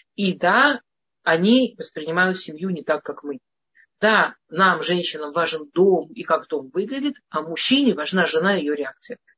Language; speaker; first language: Russian; early bilingual, heritage; Russian